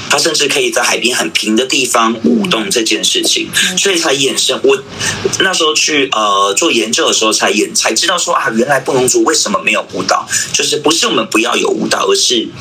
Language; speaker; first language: Chinese; native; Chinese